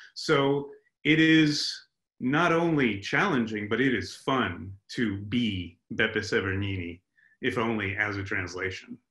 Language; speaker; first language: English; native; English